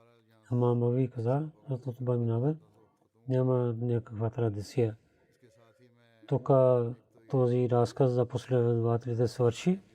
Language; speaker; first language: Bulgarian; non-native, learner; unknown